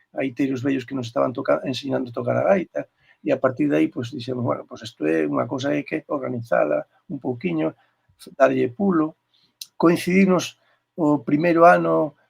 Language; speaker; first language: Galician; native; Galician